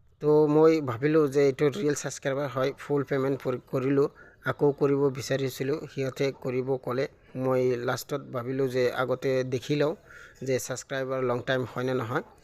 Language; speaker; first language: Assamese; non-native, local second language; Bangla